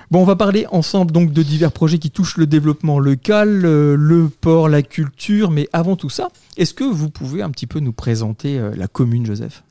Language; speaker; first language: French; native; French